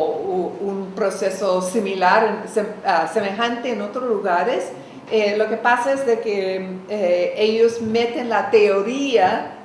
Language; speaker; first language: Spanish; non-native, fluent; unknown